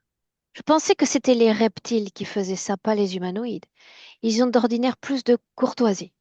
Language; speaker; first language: French; native; French